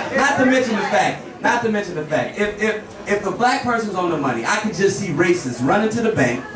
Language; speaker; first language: English; native; English